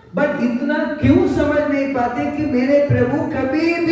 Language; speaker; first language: Hindi; non-native, local second language; Bangla